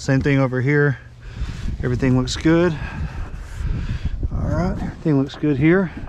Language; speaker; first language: English; native; English